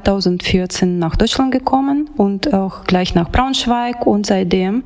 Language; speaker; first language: German; non-native, fluent; Russian